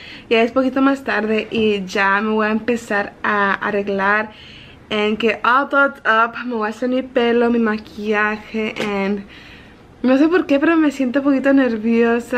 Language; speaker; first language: Spanish; early bilingual, heritage; Spanish